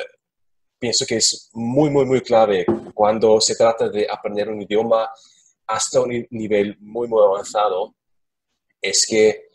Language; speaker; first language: Spanish; non-native, learner; German